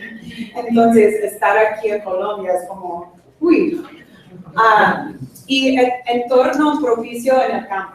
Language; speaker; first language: Spanish; non-native, fluent; English